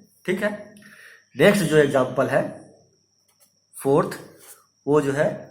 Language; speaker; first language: Hindi; native; Hindi